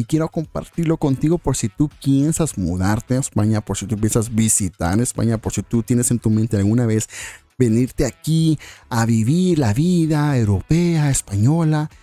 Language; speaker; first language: Spanish; early bilingual, heritage; Spanish